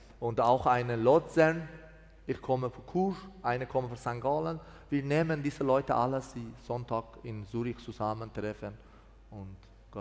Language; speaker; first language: German; non-native, learner; Persian